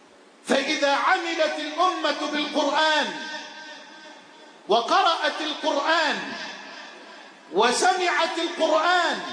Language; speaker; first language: Arabic; native; Arabic